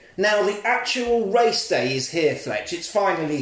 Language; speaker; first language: English; native; English